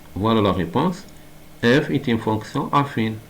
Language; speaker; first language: French; non-native, local second language; Arabic